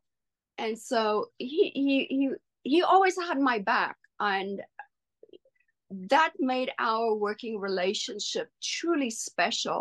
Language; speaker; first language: English; non-native, local second language; Afrikaans